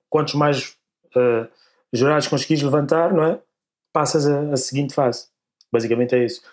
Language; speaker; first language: Portuguese; native; Portuguese